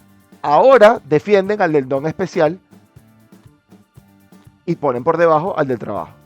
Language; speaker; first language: Spanish; native; Spanish